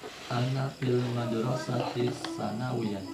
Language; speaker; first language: Arabic; non-native, learner; Indonesian